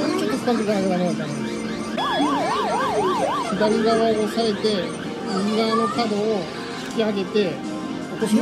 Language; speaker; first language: Japanese; native; Japanese